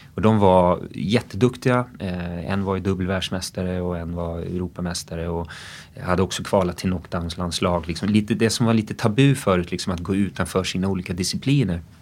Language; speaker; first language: Swedish; early bilingual, other home language; English